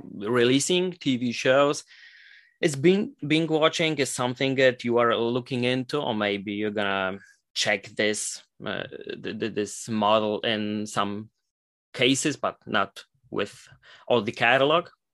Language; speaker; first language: English; non-native, fluent; Polish